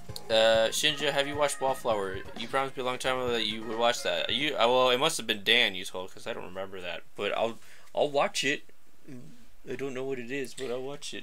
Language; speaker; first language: English; native; English